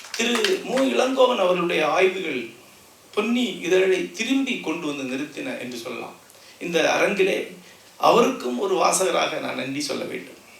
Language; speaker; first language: Tamil; non-native, local second language; Malayalam